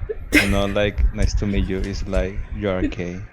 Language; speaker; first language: English; non-native, learner; Spanish